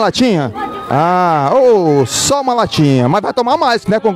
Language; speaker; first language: Portuguese; native; Portuguese